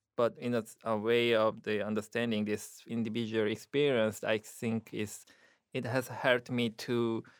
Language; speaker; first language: English; non-native, fluent; Korean